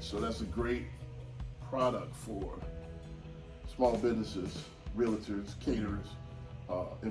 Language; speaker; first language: English; native; English